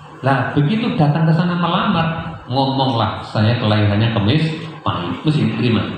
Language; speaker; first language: Indonesian; native; Indonesian